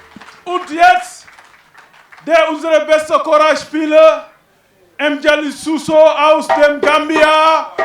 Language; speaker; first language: German; non-native, fluent; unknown